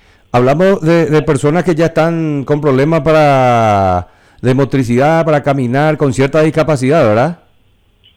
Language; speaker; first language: Spanish; native; Spanish